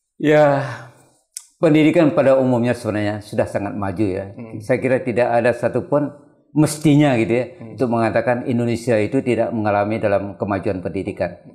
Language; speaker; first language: Indonesian; non-native, local second language; Malay